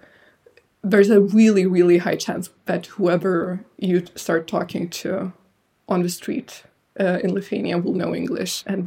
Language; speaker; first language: English; non-native, fluent; Lithuanian